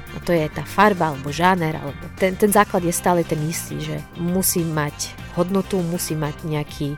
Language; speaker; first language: Slovak; non-native, fluent; Arabic